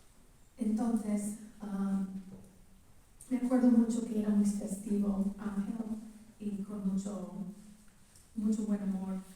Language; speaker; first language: Spanish; early bilingual, heritage; English